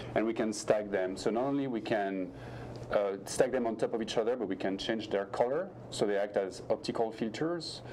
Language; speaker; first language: English; non-native, fluent; French